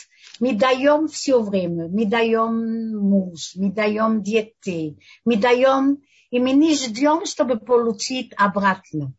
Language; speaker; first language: Russian; non-native, learner; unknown